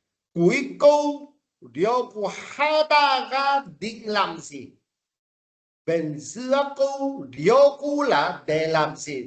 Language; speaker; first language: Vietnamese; non-native, fluent; Korean